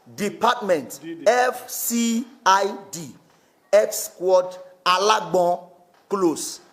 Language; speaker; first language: English; non-native, local second language; Yoruba